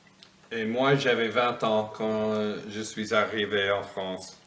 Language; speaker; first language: French; non-native, fluent; English